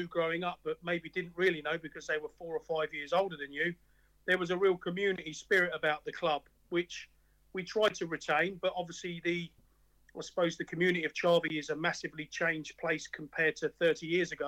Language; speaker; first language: English; native; English